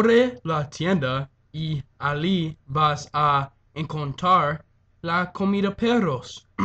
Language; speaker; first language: Spanish; non-native, learner; English